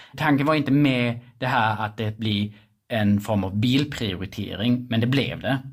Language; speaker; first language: Swedish; non-native, fluent; German